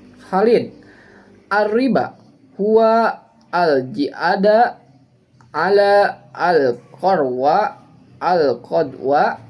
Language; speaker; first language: Arabic; non-native, learner; Indonesian